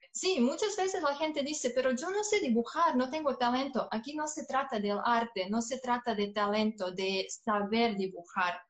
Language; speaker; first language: Spanish; non-native, fluent; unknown